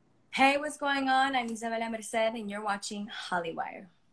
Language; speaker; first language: English; early bilingual, other home language; Spanish